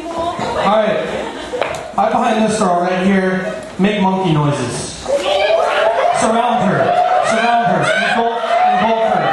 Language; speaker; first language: English; native; English